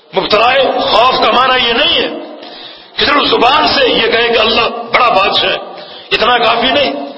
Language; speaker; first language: Urdu; native; Urdu